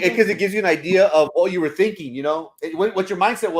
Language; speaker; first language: English; early bilingual, other home language; Spanish